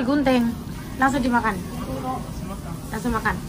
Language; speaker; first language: Indonesian; non-native, local second language; Javanese